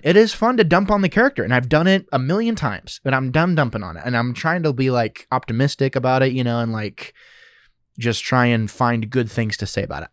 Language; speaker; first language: English; native; English